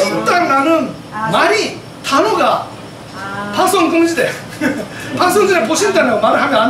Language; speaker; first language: Korean; non-native, fluent; Japanese